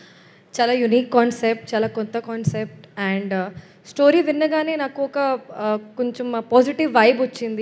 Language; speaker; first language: Telugu; non-native, local second language; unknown